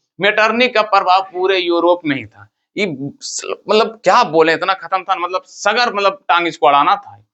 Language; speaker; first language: Hindi; native; Hindi